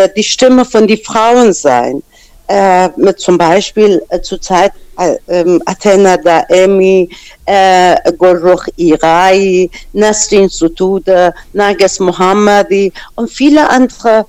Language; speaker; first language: German; non-native, fluent; Persian